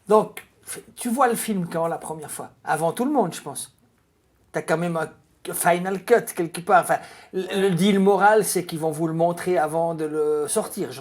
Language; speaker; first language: French; native; French